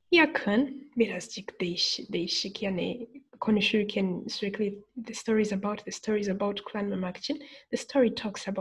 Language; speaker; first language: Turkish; non-native, fluent; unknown